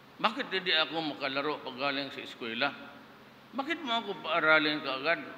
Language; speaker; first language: Filipino; non-native, local second language; Cebuano